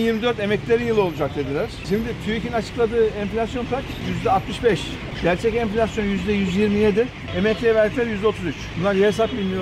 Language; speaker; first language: Turkish; native; Turkish